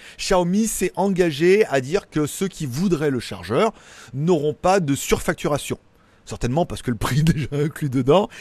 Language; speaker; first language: French; native; French